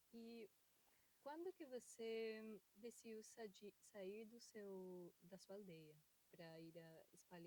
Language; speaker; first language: Portuguese; non-native, fluent; Spanish